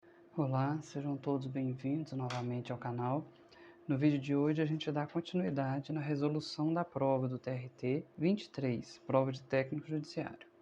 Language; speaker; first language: Portuguese; native; Portuguese